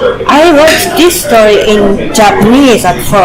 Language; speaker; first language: English; non-native, fluent; Japanese